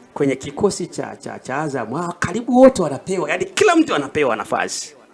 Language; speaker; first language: Swahili; native; Swahili